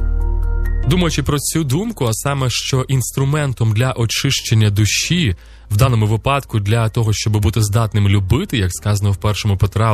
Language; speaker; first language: Ukrainian; native; Ukrainian